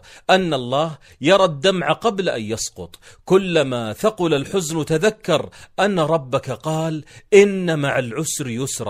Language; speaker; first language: Arabic; native; Arabic